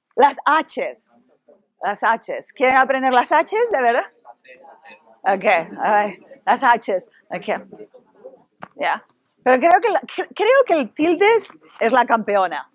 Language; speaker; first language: Spanish; native; Spanish